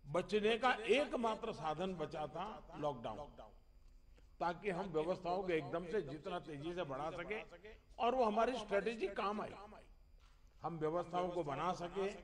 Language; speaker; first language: Hindi; non-native, local second language; Gujarati